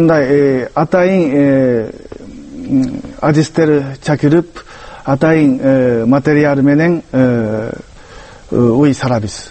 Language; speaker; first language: Kyrgyz; non-native, fluent; Japanese